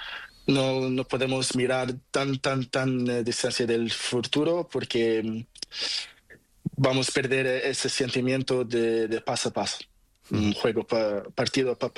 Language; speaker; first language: Spanish; non-native, learner; Portuguese